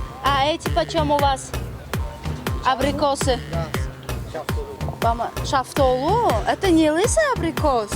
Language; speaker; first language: Russian; non-native, local second language; Tajik